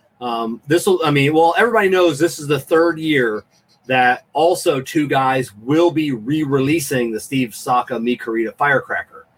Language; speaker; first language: English; native; English